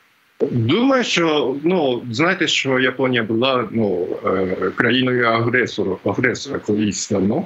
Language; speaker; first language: Ukrainian; non-native, fluent; Japanese